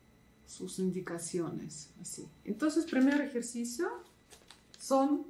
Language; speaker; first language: Spanish; non-native, fluent; Russian